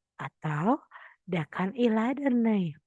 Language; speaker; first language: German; non-native, fluent; Indonesian